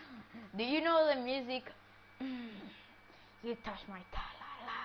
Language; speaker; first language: English; non-native, learner; Greek